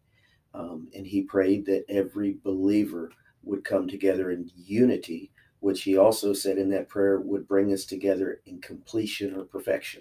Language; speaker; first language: English; native; English